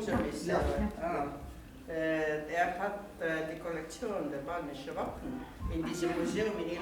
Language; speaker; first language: German; non-native, learner; Estonian